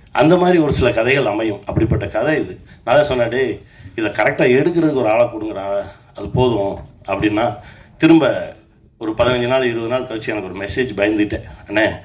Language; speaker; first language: Tamil; native; Tamil